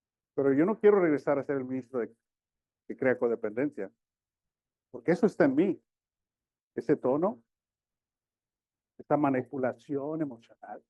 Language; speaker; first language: Spanish; early bilingual, heritage; Spanish